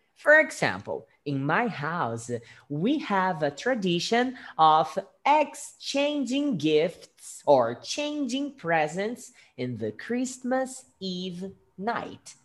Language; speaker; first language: English; non-native, fluent; Portuguese